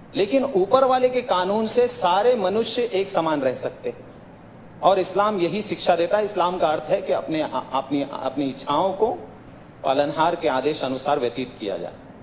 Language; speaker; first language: Hindi; native; Hindi